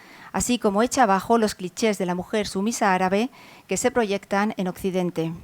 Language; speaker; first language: Spanish; native; Spanish